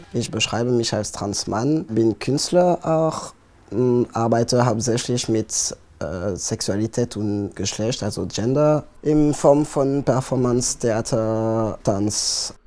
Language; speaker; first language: German; non-native, fluent; French